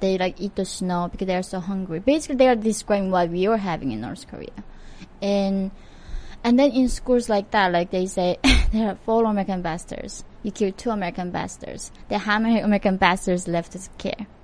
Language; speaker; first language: English; non-native, fluent; Korean